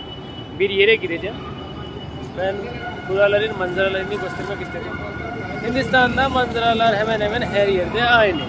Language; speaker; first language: Turkish; non-native, fluent; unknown